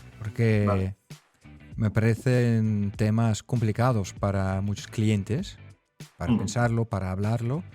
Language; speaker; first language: Spanish; non-native, fluent; Dutch